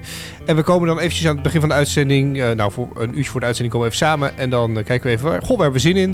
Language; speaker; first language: Dutch; native; Dutch